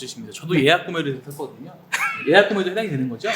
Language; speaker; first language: Korean; native; Korean